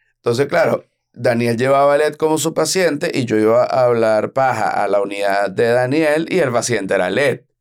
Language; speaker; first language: Spanish; native; Spanish